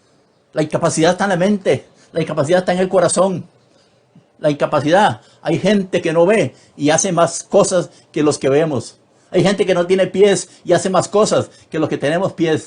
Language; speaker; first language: Spanish; native; Spanish